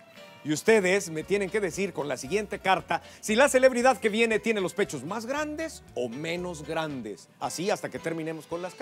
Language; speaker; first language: Spanish; native; Spanish